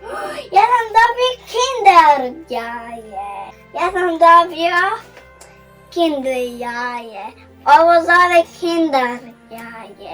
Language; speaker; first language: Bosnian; early bilingual, heritage; Serbian